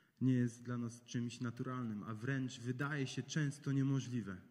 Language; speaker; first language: Polish; native; Polish